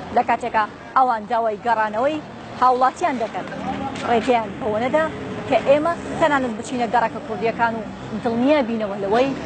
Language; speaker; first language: Central Kurdish; native; Central Kurdish